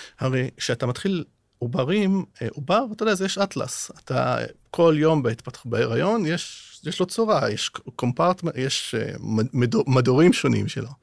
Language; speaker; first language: Hebrew; non-native, local second language; Arabic